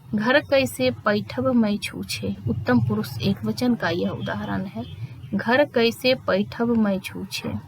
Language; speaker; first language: Hindi; native; Hindi